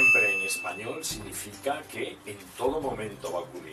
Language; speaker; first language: Spanish; native; Spanish